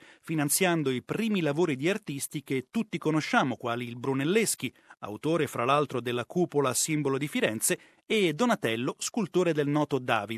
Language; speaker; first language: Italian; native; Italian